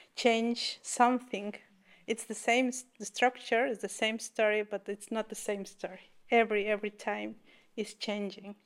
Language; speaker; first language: English; non-native, learner; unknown